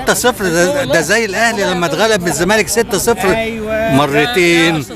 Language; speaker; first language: Arabic; native; Arabic